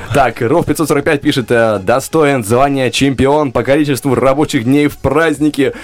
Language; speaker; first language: Russian; native; Russian